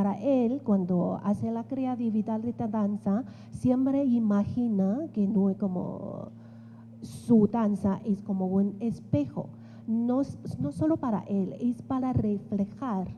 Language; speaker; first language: Spanish; non-native, fluent; Chinese